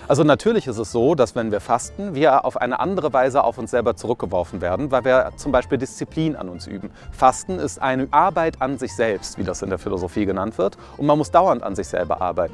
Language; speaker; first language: German; native; German